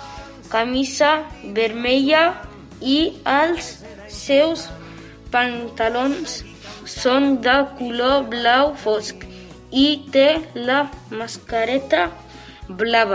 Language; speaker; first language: Catalan; non-native, learner; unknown